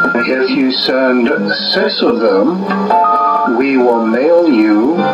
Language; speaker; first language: English; native; English